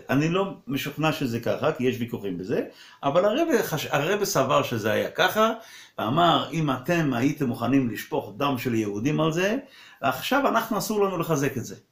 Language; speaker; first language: Hebrew; non-native, local second language; Yiddish